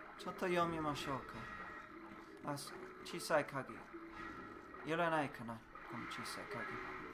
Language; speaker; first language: Japanese; non-native, learner; English